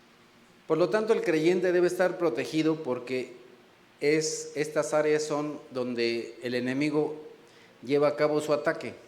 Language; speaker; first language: Spanish; native; Spanish